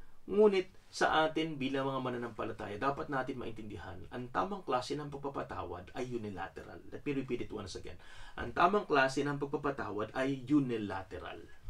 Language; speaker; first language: Filipino; native; Filipino